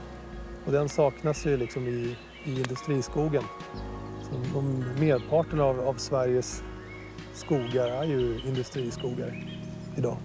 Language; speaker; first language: Swedish; native; Swedish